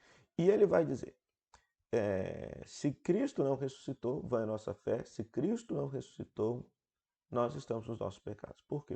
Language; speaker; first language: Portuguese; native; Portuguese